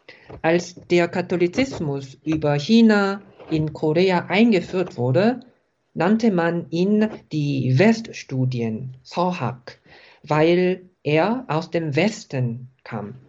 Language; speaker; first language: German; non-native, fluent; Korean